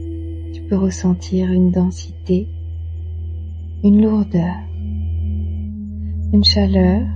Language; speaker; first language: French; native; French